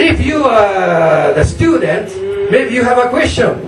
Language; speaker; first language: English; non-native, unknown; Japanese